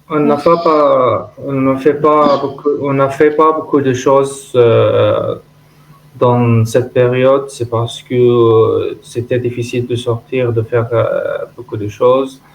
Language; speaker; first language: French; non-native, learner; Arabic